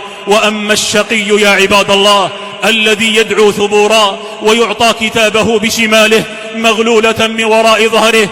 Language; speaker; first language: Arabic; native; Arabic